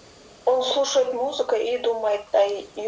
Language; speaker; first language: Russian; non-native, learner; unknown